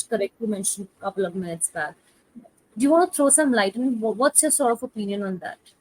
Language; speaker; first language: English; non-native, local second language; Hindi